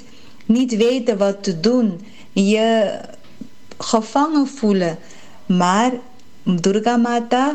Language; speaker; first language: Dutch; early bilingual, heritage; Dutch